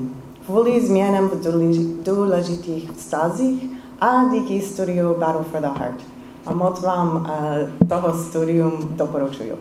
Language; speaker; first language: Czech; non-native, fluent; English